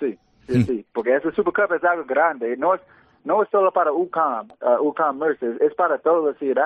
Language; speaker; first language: Spanish; early bilingual, heritage; English